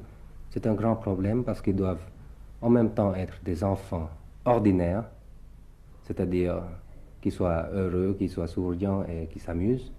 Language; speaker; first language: French; early bilingual, other home language; Thai